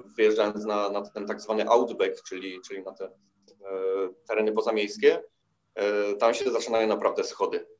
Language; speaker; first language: Polish; native; Polish